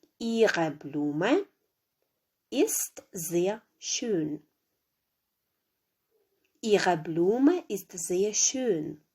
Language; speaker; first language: German; non-native, fluent; Ukrainian